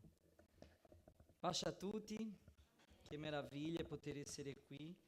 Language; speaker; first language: Italian; non-native, fluent; Portuguese